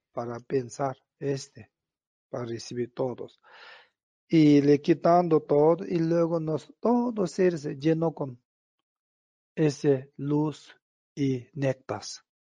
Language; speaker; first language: Spanish; non-native, learner; Tibetan